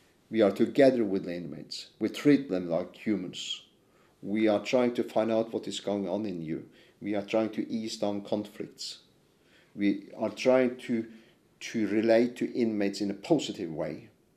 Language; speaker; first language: English; non-native, fluent; Norwegian